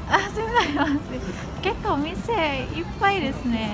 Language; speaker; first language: Japanese; non-native, learner; Indonesian